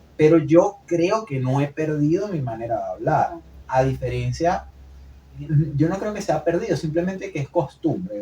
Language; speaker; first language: Spanish; native; Spanish